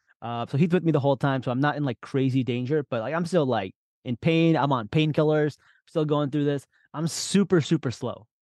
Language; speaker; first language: English; early bilingual, other home language; Urdu